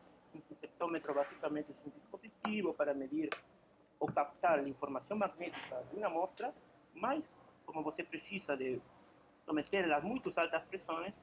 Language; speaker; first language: Portuguese; non-native, fluent; Spanish